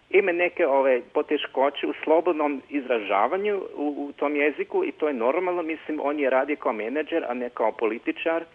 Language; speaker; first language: Croatian; early bilingual, heritage; Croatian